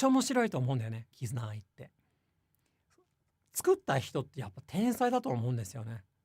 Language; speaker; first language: Japanese; non-native, fluent; English